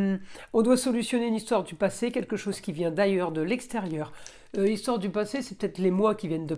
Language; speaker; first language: French; native; French